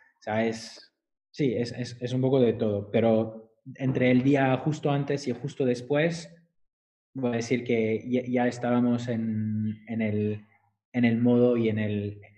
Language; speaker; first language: Spanish; non-native, fluent; French